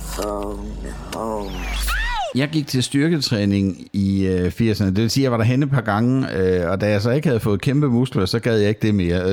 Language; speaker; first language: Danish; native; Danish